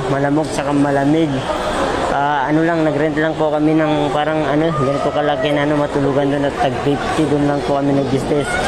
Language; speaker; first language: Filipino; non-native, local second language; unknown